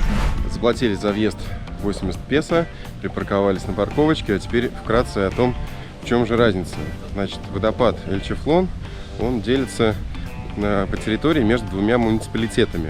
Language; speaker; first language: Russian; native; Russian